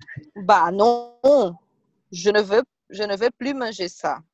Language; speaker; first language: French; non-native, learner; Portuguese